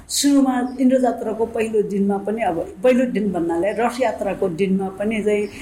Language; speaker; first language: Nepali; non-native, local second language; Newari